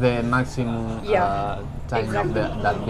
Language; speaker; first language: English; non-native, learner; Spanish